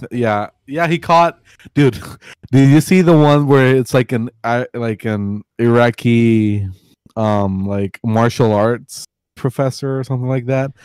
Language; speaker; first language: English; non-native, local second language; Spanish